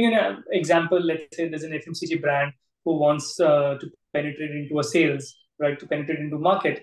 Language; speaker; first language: English; non-native, local second language; Gujarati